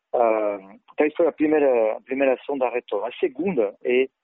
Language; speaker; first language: Portuguese; non-native, fluent; French